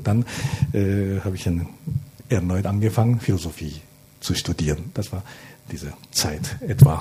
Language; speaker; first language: German; non-native, fluent; Japanese